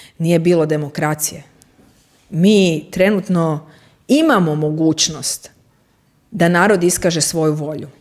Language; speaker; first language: Croatian; native; Croatian